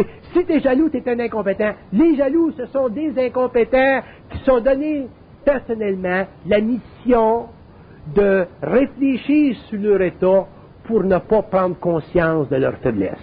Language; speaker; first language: French; native; French